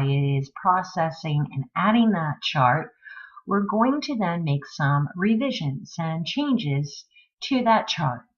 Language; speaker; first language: English; native; English